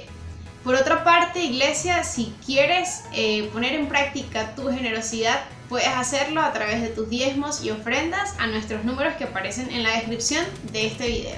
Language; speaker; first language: Spanish; native; Spanish